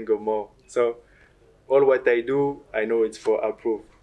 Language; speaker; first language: English; non-native, learner; French